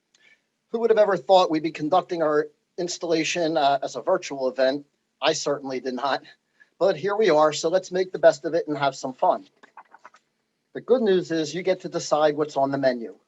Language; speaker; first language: English; native; English